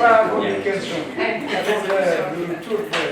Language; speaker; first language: French; non-native, local second language; Arabic